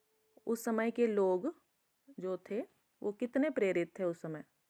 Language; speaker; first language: Hindi; native; Hindi